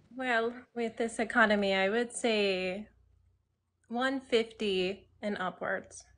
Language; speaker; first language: English; native; English